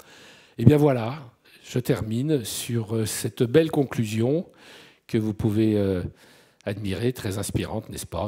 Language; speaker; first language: French; native; French